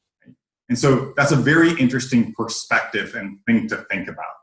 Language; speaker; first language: English; native; English